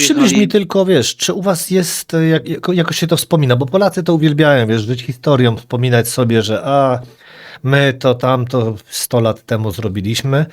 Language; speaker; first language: Polish; native; Polish